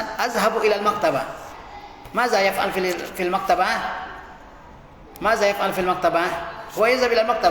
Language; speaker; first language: Arabic; non-native, fluent; Indonesian